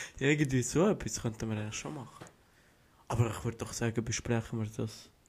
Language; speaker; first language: German; early bilingual, other home language; Albanian